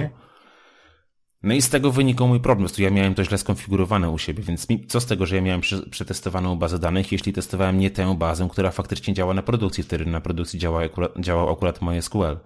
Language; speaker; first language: Polish; native; Polish